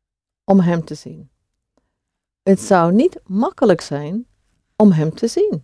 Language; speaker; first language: Dutch; non-native, fluent; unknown